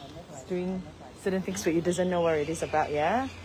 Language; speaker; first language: English; non-native, local second language; Chinese